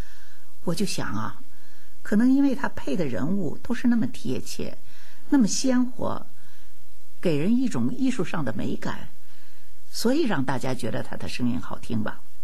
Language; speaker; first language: Chinese; native; Chinese